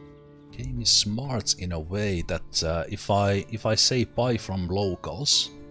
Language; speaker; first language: English; non-native, fluent; Finnish